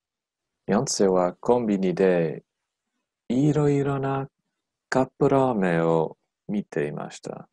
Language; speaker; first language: Japanese; non-native, learner; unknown